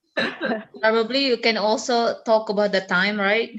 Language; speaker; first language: English; non-native, learner; Indonesian